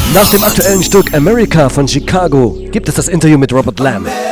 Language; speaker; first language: German; native; German